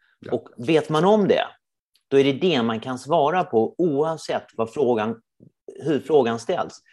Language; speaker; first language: Swedish; native; Swedish